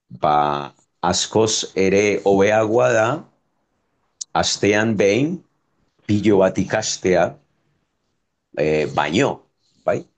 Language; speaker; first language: Basque; non-native, fluent; Spanish